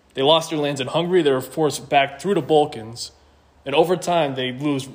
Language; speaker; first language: English; native; English